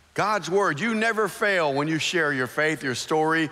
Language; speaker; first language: English; native; English